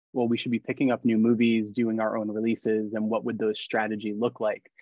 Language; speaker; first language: English; native; English